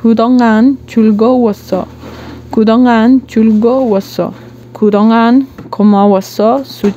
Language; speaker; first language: Korean; non-native, learner; Spanish